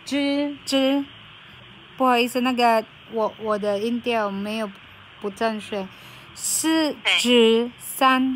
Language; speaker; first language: Chinese; non-native, fluent; Filipino